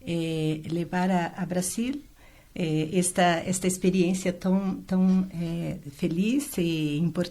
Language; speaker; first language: Spanish; non-native, fluent; Portuguese